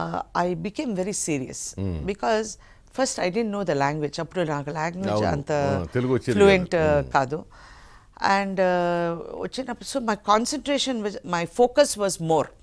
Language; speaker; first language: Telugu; non-native, local second language; Tamil